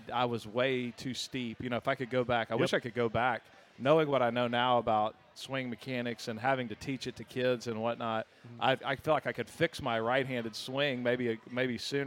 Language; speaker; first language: English; native; English